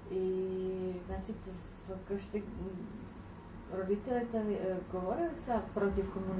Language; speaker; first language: Bulgarian; non-native, fluent; Czech